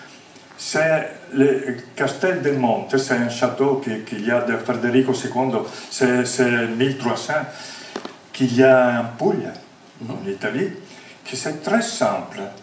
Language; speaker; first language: French; non-native, fluent; Italian